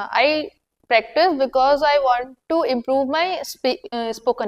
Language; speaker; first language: English; non-native, learner; Hindi